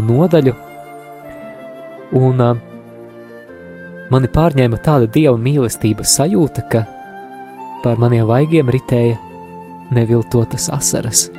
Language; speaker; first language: Latvian; native; Latvian